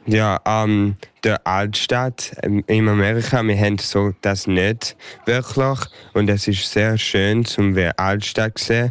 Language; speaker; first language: German; early bilingual, heritage; English